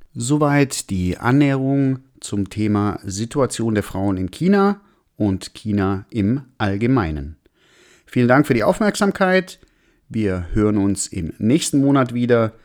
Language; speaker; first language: German; native; German